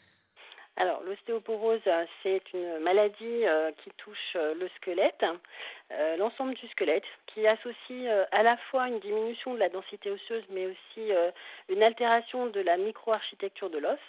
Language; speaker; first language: French; native; French